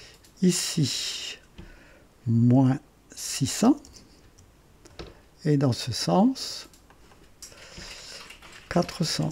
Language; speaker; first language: French; native; French